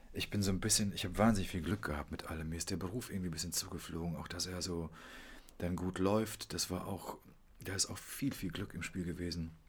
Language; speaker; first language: German; early bilingual, other home language; Polish